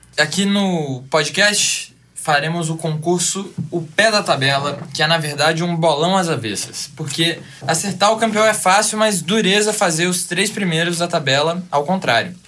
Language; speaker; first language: Portuguese; native; Portuguese